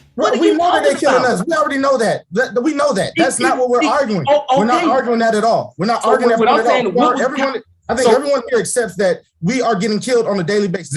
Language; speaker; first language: English; native; English